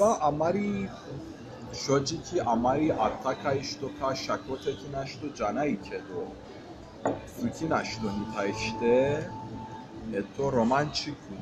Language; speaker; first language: Japanese; non-native, fluent; Persian